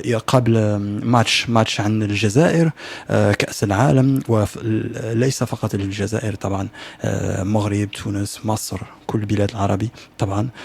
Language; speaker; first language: Arabic; non-native, learner; French